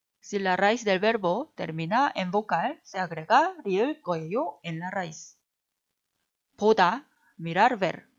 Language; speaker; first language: Spanish; non-native, fluent; Korean